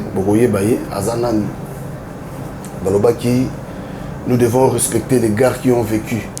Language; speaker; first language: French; non-native, local second language; Lingala